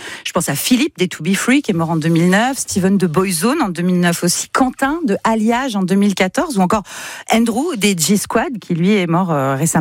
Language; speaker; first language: French; native; French